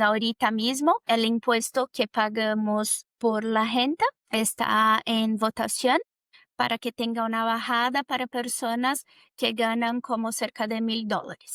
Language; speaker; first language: Spanish; non-native, fluent; Portuguese